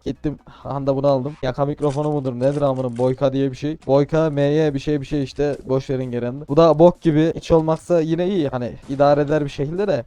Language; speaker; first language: Turkish; native; Turkish